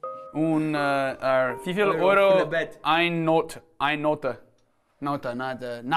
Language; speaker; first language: German; non-native, learner; English